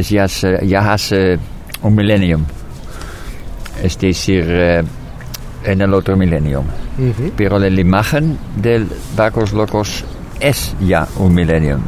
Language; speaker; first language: Spanish; non-native, fluent; Dutch